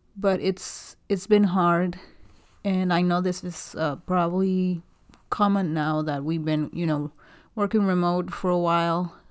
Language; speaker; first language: English; non-native, fluent; Spanish